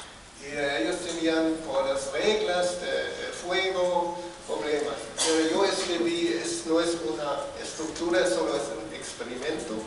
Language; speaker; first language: Spanish; non-native, fluent; German